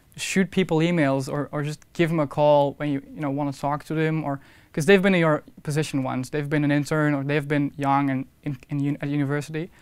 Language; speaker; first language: English; non-native, fluent; Dutch